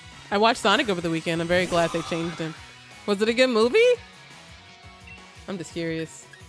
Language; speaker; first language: English; native; English